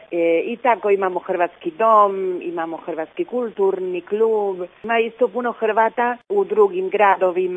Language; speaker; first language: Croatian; early bilingual, heritage; Croatian